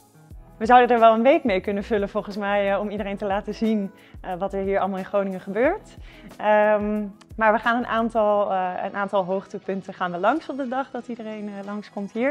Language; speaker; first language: Dutch; native; Dutch